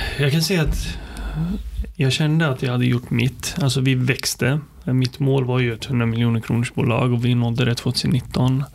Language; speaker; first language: Swedish; early bilingual, other home language; Arabic